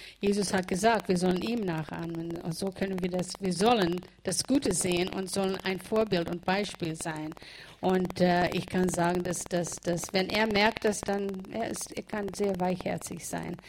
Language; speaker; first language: German; non-native, fluent; English